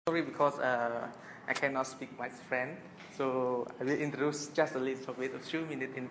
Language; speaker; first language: English; non-native, fluent; Khmer